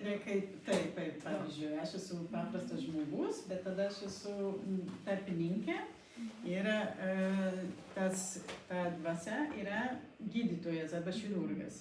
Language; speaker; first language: Lithuanian; non-native, learner; Portuguese